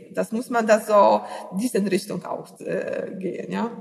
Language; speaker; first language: German; non-native, learner; Polish